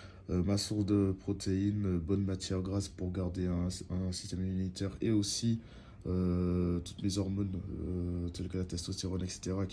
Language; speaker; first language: French; native; French